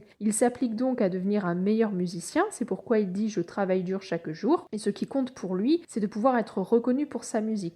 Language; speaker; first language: French; native; French